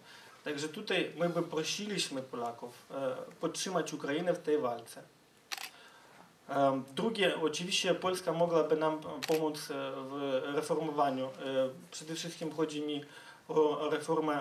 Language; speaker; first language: Polish; non-native, fluent; Ukrainian